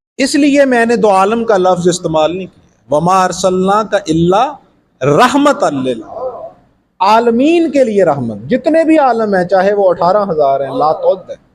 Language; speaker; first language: Urdu; non-native, local second language; Punjabi